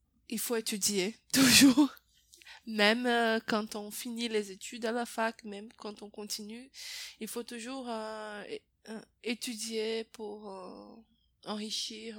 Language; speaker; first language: French; non-native, fluent; Portuguese